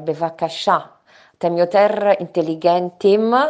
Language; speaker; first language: Hebrew; non-native, fluent; Italian